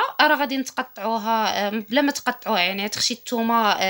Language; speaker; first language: Arabic; native; Arabic